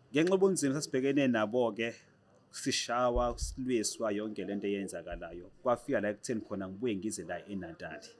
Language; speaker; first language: Zulu; native; Zulu